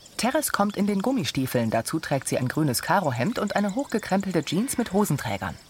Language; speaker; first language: German; native; German